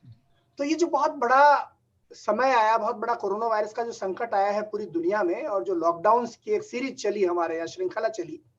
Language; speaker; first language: Hindi; native; Hindi